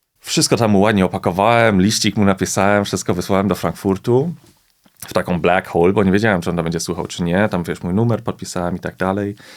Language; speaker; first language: Polish; early bilingual, heritage; Polish